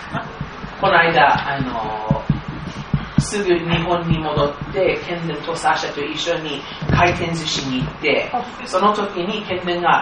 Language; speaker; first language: Japanese; non-native, fluent; English